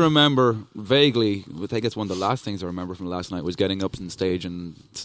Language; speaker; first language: English; native; English